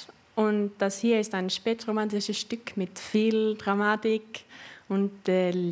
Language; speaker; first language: German; non-native, learner; Swedish